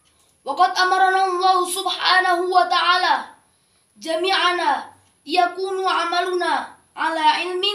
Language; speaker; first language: Arabic; non-native, learner; Indonesian